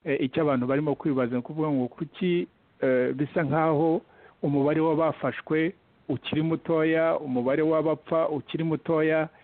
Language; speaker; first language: Kinyarwanda; early bilingual, heritage; Kinyarwanda